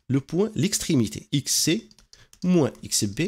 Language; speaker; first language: French; non-native, local second language; Arabic